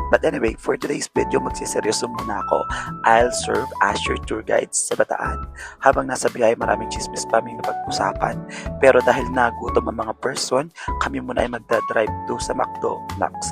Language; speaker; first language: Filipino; native; Filipino